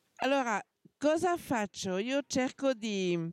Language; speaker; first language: Italian; non-native, fluent; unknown